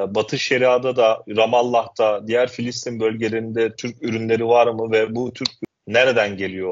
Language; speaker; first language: Turkish; native; Turkish